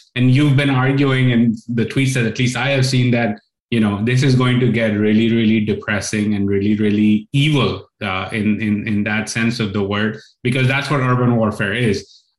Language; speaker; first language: English; non-native, local second language; Urdu